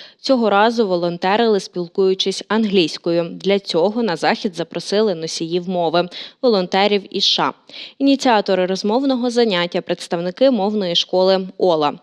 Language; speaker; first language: Ukrainian; native; Ukrainian